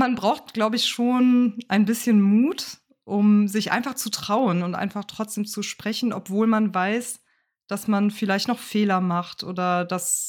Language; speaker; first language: German; native; German